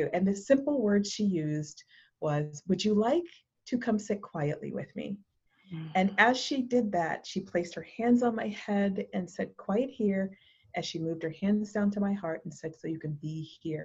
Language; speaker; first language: English; native; English